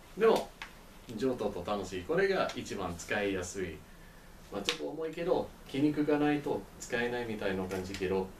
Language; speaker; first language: Japanese; non-native, learner; English